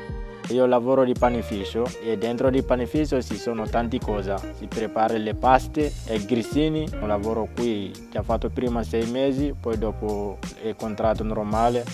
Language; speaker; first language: Italian; non-native, learner; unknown